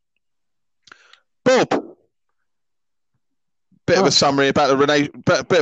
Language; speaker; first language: English; native; English